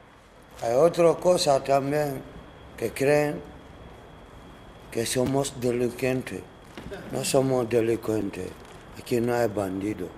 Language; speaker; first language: Spanish; non-native, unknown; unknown